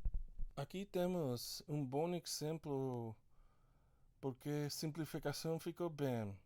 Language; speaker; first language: Portuguese; non-native, learner; English